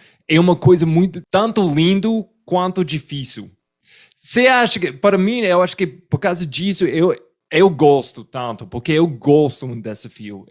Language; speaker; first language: Portuguese; non-native, fluent; English